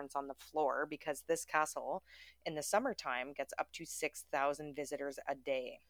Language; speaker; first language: English; early bilingual, other home language; German